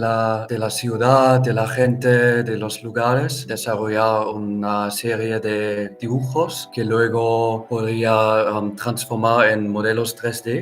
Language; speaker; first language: Spanish; non-native, fluent; German